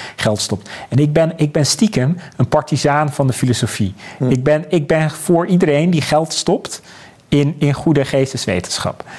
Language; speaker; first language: Dutch; native; Dutch